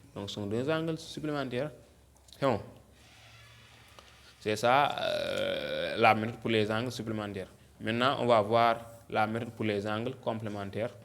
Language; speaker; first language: French; non-native, local second language; Wolof